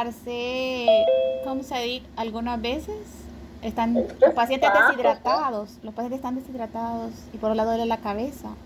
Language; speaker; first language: Spanish; native; Spanish